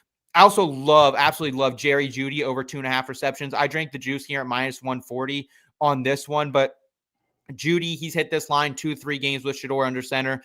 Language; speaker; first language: English; native; English